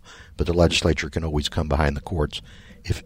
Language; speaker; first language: English; native; English